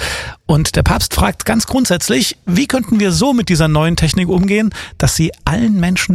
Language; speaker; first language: German; native; German